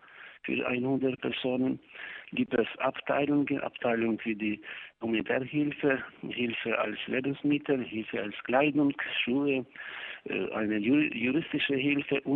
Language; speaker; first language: German; non-native, learner; Ukrainian